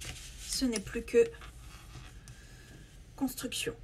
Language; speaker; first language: French; native; French